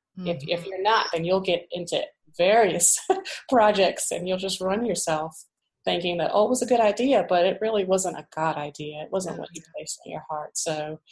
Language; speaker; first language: English; native; English